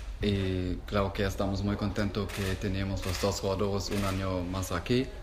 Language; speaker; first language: Spanish; non-native, learner; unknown